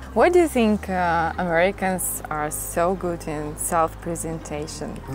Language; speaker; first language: English; non-native, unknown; Russian